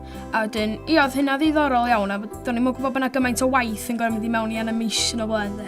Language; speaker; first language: Welsh; native; Welsh